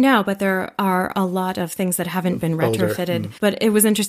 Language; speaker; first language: English; native; English